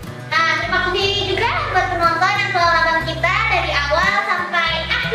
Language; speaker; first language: Indonesian; native; Indonesian